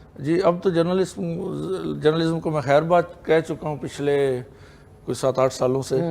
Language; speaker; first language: Urdu; non-native, local second language; Punjabi